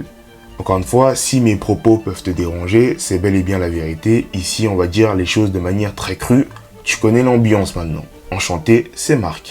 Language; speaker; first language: French; native; French